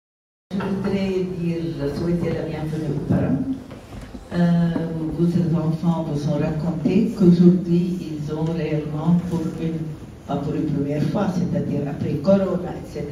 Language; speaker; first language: French; non-native, local second language; Arabic